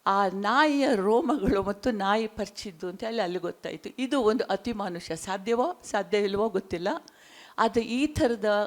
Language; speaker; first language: Kannada; non-native, local second language; Konkani